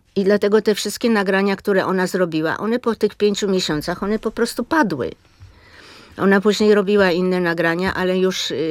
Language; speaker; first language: Polish; native; Polish